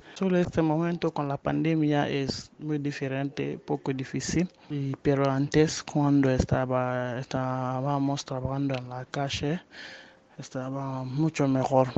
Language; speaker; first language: Spanish; non-native, learner; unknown